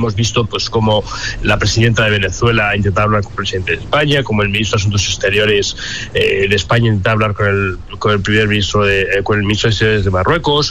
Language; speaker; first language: Spanish; native; Spanish